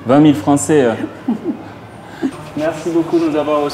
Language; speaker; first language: French; native; French